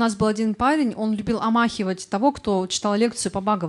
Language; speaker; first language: Russian; native; Russian